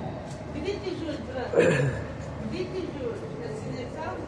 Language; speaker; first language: Russian; non-native, learner; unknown